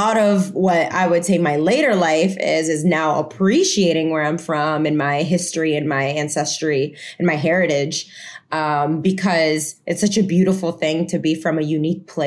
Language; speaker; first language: English; non-native, fluent; Spanish